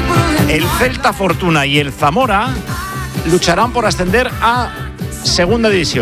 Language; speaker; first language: Spanish; native; Spanish